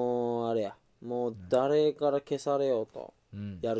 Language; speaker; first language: Japanese; native; Japanese